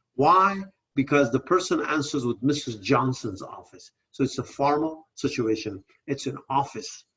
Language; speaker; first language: English; non-native, fluent; Persian